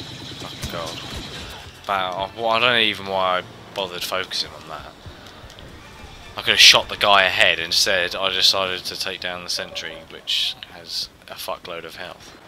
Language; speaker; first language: English; native; English